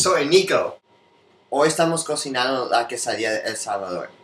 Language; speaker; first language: Spanish; non-native, learner; English